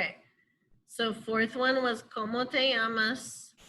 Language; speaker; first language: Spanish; non-native, fluent; English